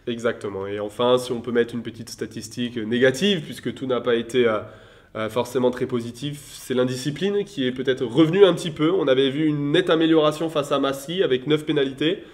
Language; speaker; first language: French; native; French